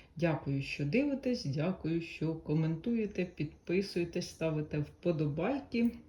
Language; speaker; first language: Ukrainian; non-native, local second language; Russian